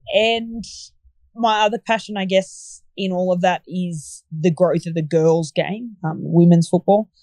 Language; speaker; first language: English; native; English